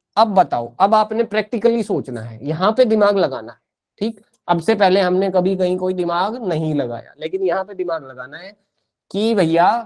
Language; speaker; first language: Hindi; native; Hindi